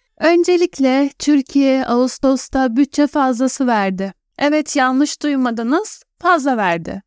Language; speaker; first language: Turkish; native; Turkish